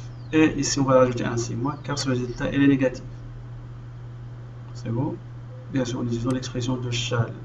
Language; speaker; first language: French; non-native, local second language; Arabic